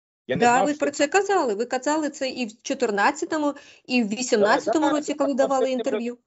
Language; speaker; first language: Ukrainian; native; Ukrainian